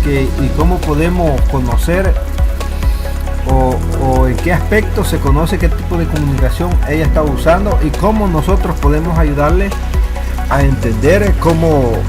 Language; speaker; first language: Spanish; native; Spanish